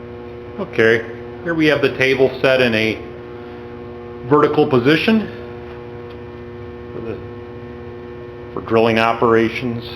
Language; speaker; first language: English; native; English